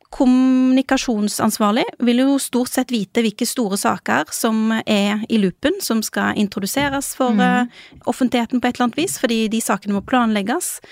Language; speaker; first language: Norwegian; early bilingual, other home language; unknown